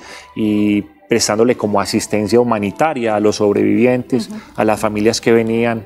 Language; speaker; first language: Spanish; native; Spanish